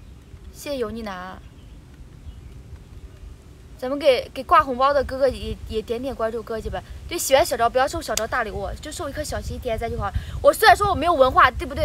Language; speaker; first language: Chinese; native; Chinese